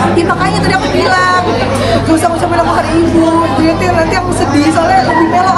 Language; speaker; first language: Indonesian; native; Indonesian